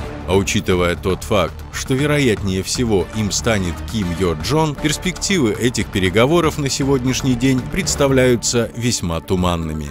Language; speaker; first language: Russian; native; Russian